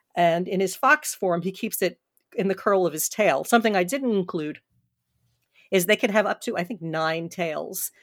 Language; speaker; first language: English; native; English